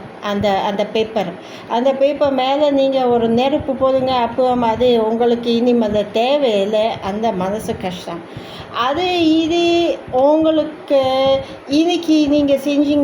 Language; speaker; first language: Tamil; non-native, learner; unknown